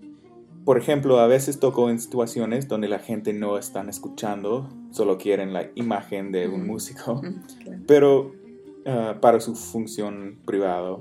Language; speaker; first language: Spanish; non-native, fluent; English